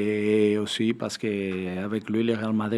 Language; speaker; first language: French; non-native, fluent; Spanish